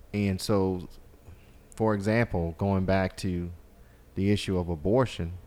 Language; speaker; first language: English; native; English